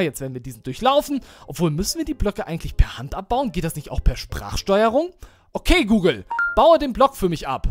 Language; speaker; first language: German; native; German